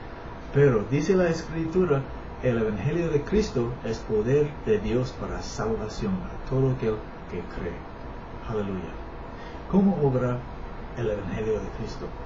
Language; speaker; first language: Spanish; non-native, learner; English